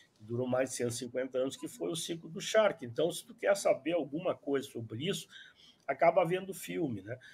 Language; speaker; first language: Portuguese; native; Portuguese